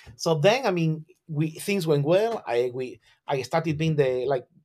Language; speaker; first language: English; non-native, fluent; Spanish